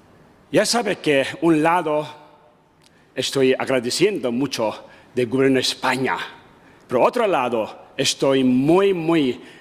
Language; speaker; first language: Spanish; non-native, learner; Tibetan